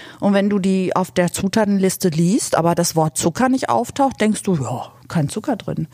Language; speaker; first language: German; native; German